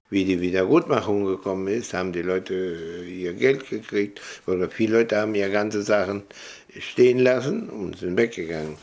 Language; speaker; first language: German; early bilingual, heritage; German